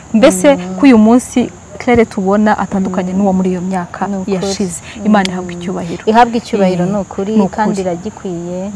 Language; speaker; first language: Kinyarwanda; native; Kinyarwanda